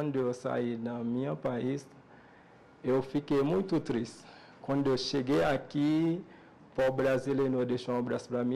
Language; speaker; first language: Portuguese; non-native, learner; Haitian Creole